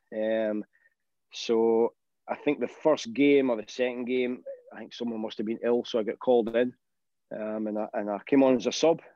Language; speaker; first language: English; native; English